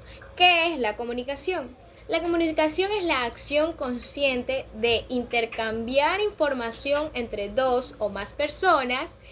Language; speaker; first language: Spanish; native; Spanish